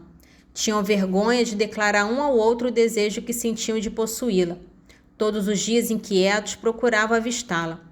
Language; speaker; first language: Portuguese; native; Portuguese